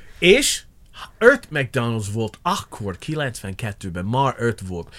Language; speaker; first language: Hungarian; non-native, learner; English